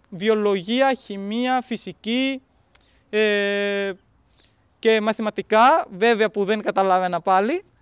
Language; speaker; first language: Greek; non-native, fluent; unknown